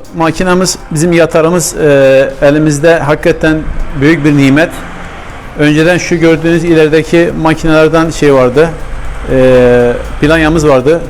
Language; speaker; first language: Turkish; native; Turkish